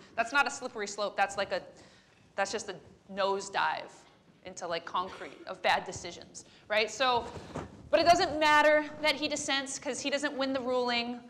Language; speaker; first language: English; native; English